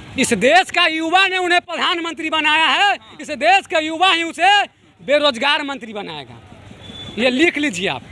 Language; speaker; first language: Hindi; native; Hindi